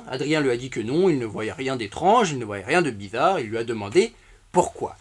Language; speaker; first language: French; native; French